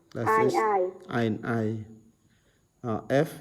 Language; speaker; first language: German; non-native, fluent; Khmer